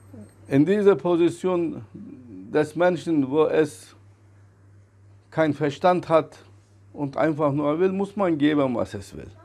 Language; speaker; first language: German; non-native, fluent; Turkish